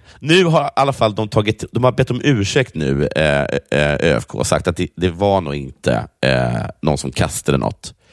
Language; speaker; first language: Swedish; native; Swedish